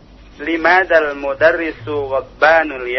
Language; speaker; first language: Arabic; non-native, learner; Indonesian